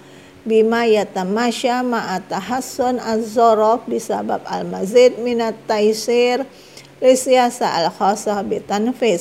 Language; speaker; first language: Arabic; non-native, fluent; Indonesian